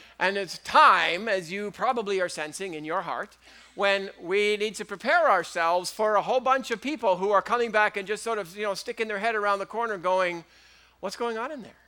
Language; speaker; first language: English; native; English